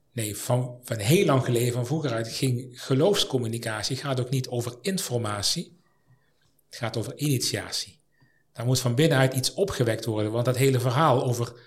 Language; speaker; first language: Dutch; native; Dutch